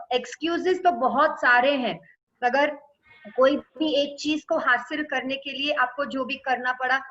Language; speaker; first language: Hindi; non-native, local second language; Tamil